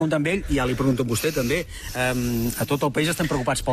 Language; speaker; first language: Catalan; native; Catalan